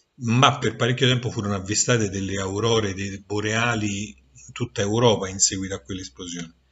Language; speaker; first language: Italian; native; Italian